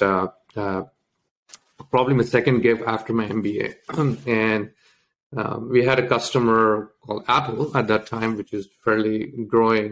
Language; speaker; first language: English; non-native, local second language; Tamil